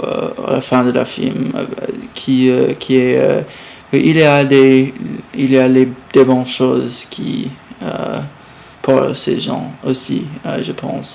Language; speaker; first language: French; non-native, learner; English